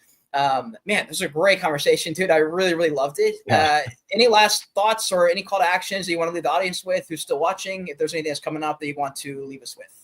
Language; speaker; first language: English; native; English